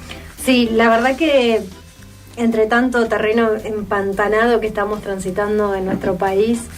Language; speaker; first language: Spanish; native; Spanish